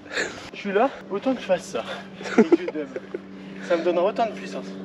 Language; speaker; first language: French; native; French